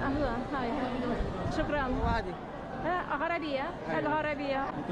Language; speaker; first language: Arabic; non-native, learner; English